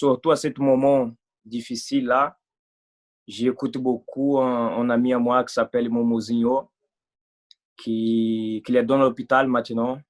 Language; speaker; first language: French; non-native, fluent; Portuguese